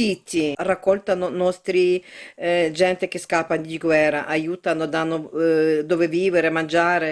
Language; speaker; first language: Italian; non-native, learner; Ukrainian